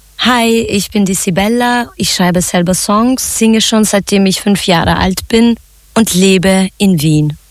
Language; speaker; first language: German; early bilingual, other home language; Zaza